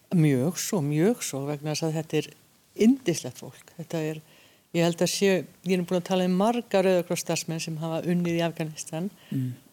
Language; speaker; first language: Icelandic; early bilingual, other home language; Hungarian